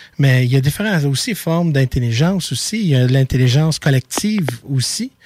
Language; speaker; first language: French; native; French